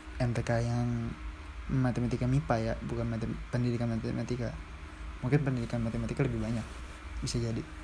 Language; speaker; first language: Indonesian; native; Indonesian